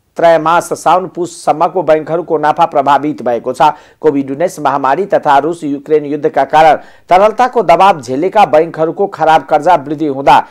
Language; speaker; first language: Nepali; non-native, local second language; Maithili